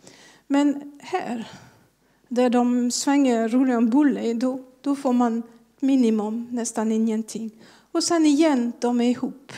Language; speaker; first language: Swedish; non-native, fluent; French